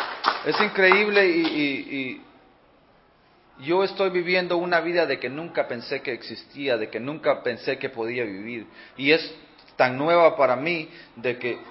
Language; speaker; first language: Spanish; early bilingual, heritage; Spanish